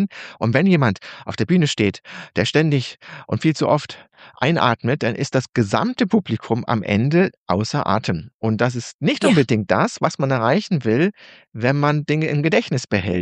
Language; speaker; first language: German; native; German